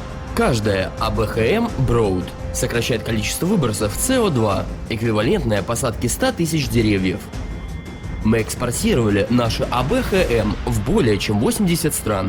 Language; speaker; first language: Russian; native; Russian